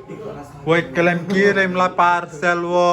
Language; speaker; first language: Indonesian; native; Indonesian